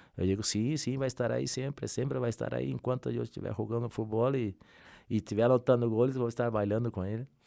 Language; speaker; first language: Spanish; non-native, fluent; Portuguese